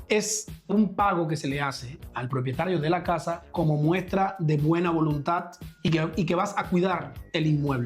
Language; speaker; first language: Spanish; native; Spanish